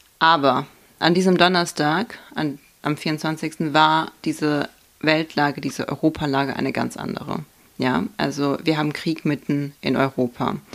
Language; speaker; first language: German; early bilingual, other home language; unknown